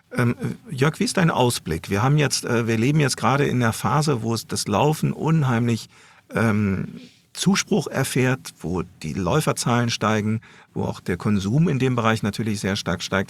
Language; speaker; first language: German; native; German